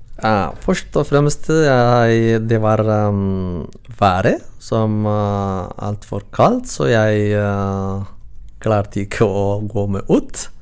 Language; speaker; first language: Norwegian; non-native, learner; Tigrinya